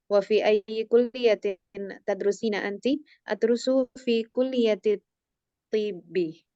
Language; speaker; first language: Arabic; non-native, learner; Indonesian